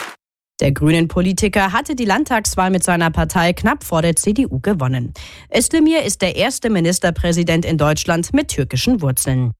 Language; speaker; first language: German; native; German